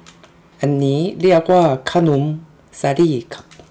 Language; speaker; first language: Thai; non-native, learner; Korean